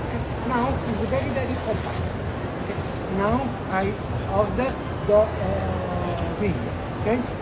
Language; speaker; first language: English; non-native, learner; Italian